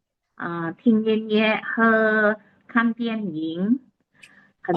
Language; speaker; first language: Chinese; non-native, learner; Indonesian